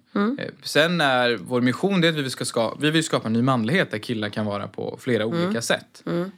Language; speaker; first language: Swedish; native; Swedish